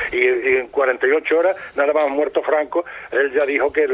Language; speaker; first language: Spanish; native; Spanish